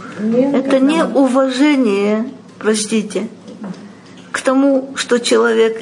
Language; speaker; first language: Russian; native; Russian